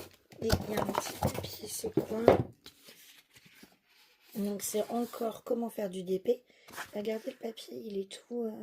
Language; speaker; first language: French; native; French